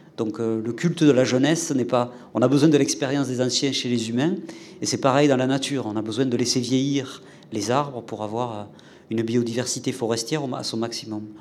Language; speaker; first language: French; native; French